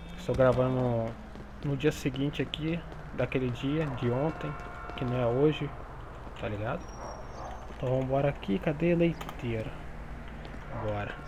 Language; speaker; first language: Portuguese; native; Portuguese